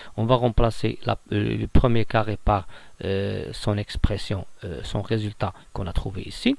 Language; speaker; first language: French; non-native, local second language; Arabic